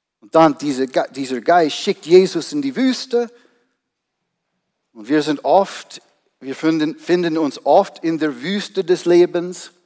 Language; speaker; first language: German; non-native, fluent; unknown